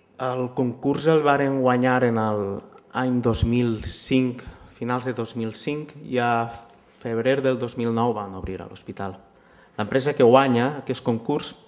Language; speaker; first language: Catalan; native; Catalan